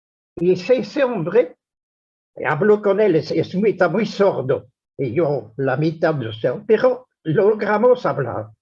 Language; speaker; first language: Spanish; non-native, fluent; French